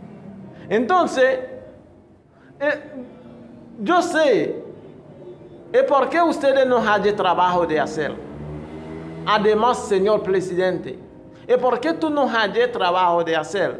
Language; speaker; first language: Spanish; non-native, fluent; Haitian Creole